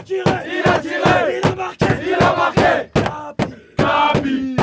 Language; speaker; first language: French; native; French